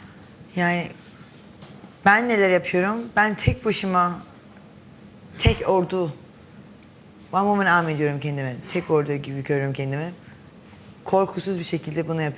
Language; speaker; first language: Turkish; early bilingual, heritage; Turkish